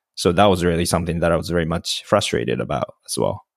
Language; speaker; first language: English; non-native, fluent; Japanese